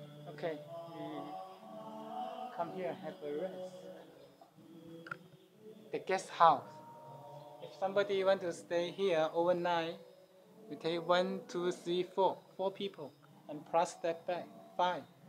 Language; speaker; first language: English; non-native, learner; Chinese